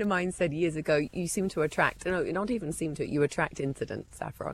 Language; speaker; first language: English; native; English